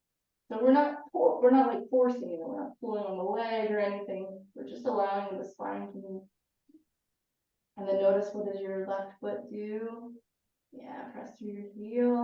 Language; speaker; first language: English; native; English